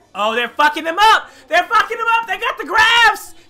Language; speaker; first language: English; native; English